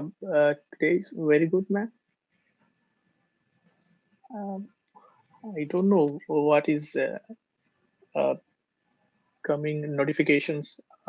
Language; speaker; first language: English; non-native, learner; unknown